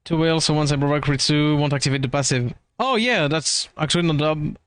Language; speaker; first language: English; non-native, fluent; French